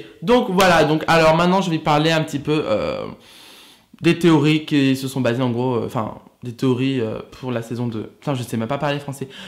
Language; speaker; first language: French; native; French